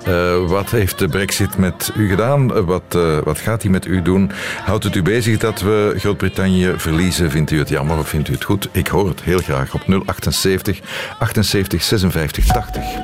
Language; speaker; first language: Dutch; native; Dutch